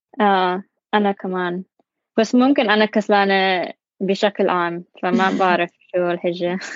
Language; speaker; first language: Arabic; non-native, learner; English